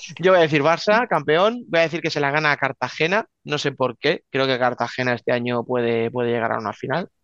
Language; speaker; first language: Spanish; native; Spanish